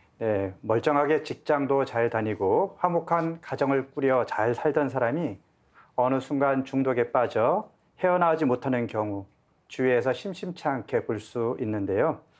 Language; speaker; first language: Korean; native; Korean